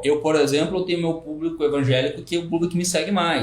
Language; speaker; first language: Portuguese; native; Portuguese